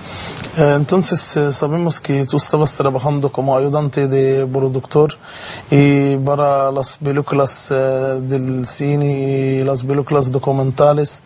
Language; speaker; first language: Spanish; non-native, fluent; Arabic